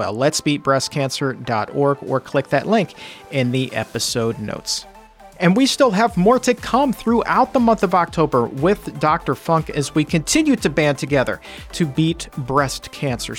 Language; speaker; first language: English; native; English